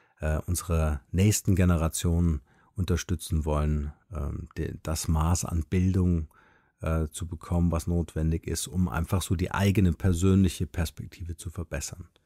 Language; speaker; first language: German; native; German